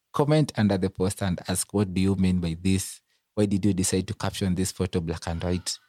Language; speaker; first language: English; non-native, local second language; Luo (Kenya and Tanzania)